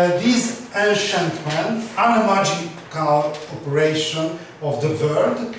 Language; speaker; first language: English; non-native, learner; Hungarian